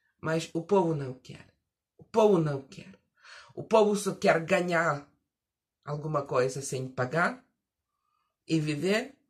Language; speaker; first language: Portuguese; early bilingual, heritage; Portuguese